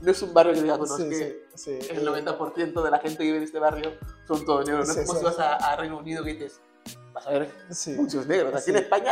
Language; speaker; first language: Spanish; native; Spanish